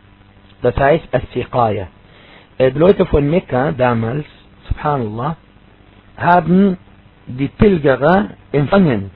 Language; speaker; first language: German; non-native, fluent; Arabic